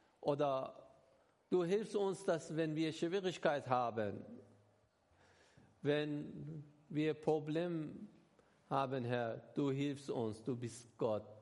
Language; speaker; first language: German; non-native, learner; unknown